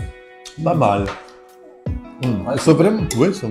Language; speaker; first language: French; non-native, fluent; Italian